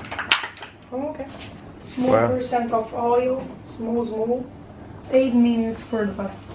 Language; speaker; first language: English; non-native, learner; Italian